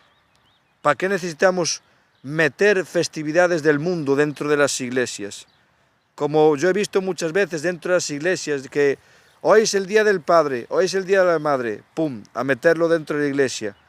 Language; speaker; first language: Spanish; native; Spanish